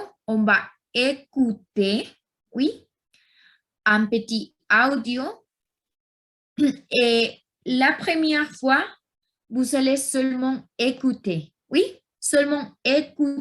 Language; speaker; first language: French; non-native, learner; Spanish